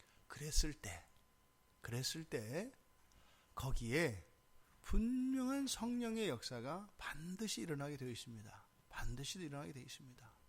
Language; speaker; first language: Korean; native; Korean